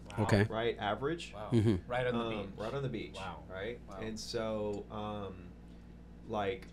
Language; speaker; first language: English; native; English